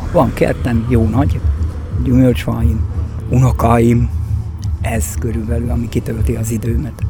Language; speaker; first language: Hungarian; native; Hungarian